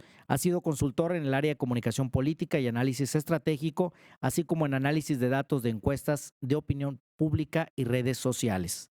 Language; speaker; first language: Spanish; native; Spanish